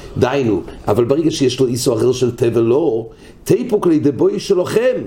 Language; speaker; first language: Hebrew; non-native, fluent; English